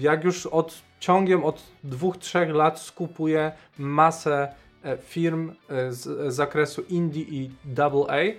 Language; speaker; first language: Polish; native; Polish